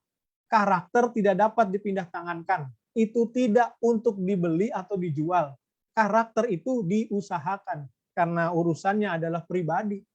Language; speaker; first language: Indonesian; native; Indonesian